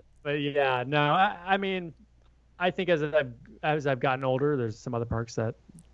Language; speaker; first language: English; native; English